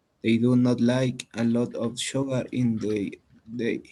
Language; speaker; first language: English; non-native, learner; Spanish